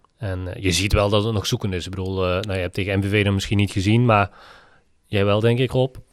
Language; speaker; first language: Dutch; native; Dutch